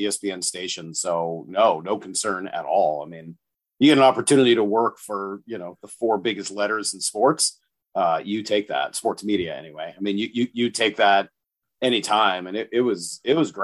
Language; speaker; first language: English; native; English